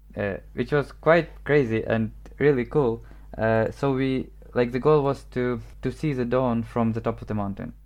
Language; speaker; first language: English; non-native, fluent; Ukrainian